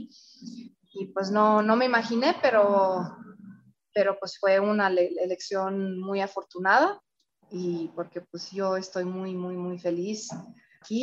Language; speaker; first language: Spanish; non-native, fluent; Romanian